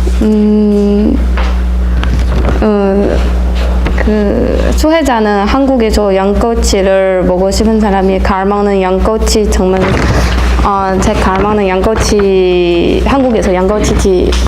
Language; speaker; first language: Korean; non-native, learner; Chinese